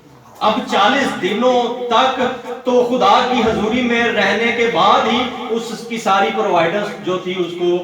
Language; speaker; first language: Urdu; native; Urdu